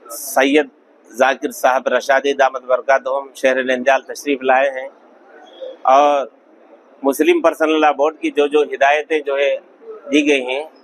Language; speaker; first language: Urdu; native; Urdu